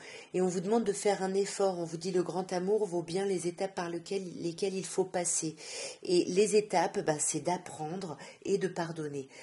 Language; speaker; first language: French; native; French